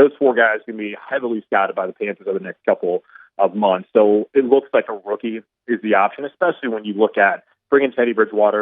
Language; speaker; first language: English; native; English